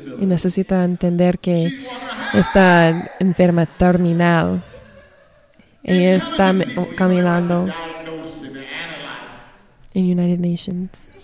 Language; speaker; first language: Spanish; non-native, learner; English